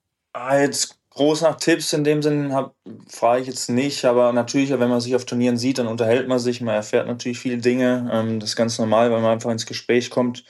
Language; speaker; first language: German; native; German